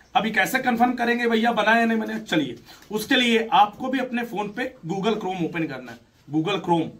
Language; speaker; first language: Hindi; native; Hindi